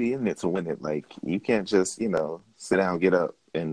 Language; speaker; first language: English; native; English